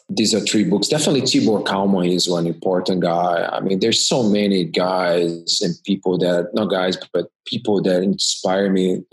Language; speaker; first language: English; non-native, fluent; Portuguese